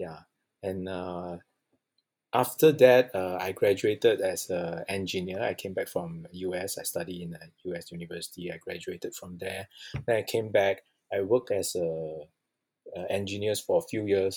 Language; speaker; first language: English; non-native, local second language; Chinese